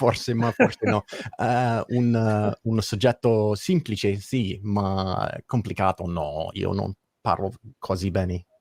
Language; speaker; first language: Italian; non-native, learner; English